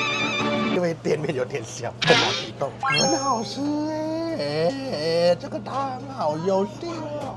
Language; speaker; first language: Chinese; non-native, fluent; Thai